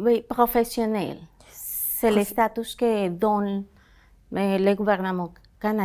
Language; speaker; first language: French; non-native, learner; Spanish